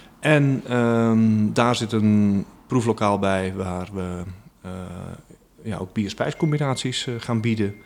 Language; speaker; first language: Dutch; native; Dutch